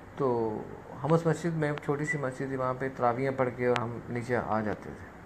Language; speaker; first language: Urdu; non-native, local second language; Punjabi